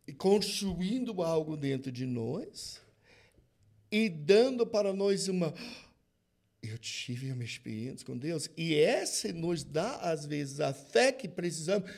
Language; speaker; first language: Portuguese; non-native, fluent; English